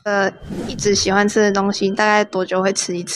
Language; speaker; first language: Chinese; native; Chinese